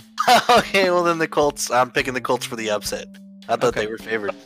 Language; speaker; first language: English; native; English